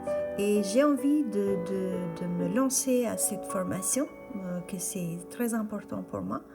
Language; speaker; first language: French; non-native, fluent; Albanian